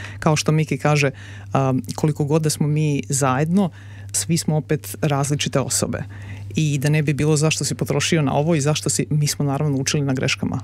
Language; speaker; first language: Serbian; native; Serbian